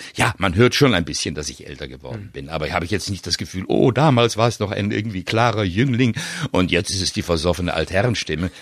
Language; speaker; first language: German; native; German